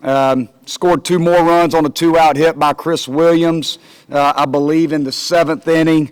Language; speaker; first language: English; native; English